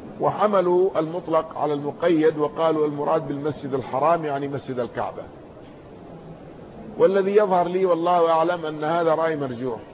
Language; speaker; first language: Arabic; native; Arabic